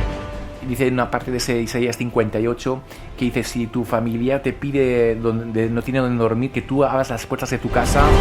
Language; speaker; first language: Spanish; native; Spanish